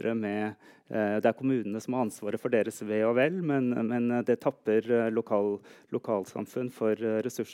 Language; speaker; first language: Norwegian; native; Norwegian